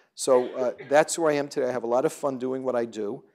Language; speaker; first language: English; native; English